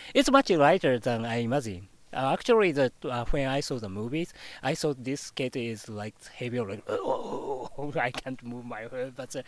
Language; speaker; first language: English; non-native, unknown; Japanese